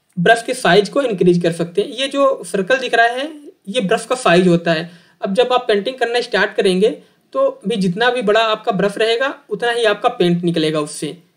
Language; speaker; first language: Hindi; native; Hindi